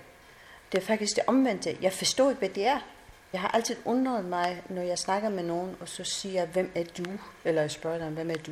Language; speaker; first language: Danish; non-native, fluent; Persian